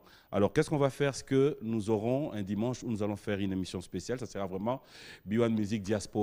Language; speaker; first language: French; non-native, local second language; Lingala